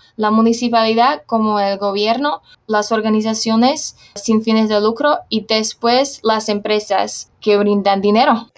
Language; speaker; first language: Spanish; non-native, fluent; Slovak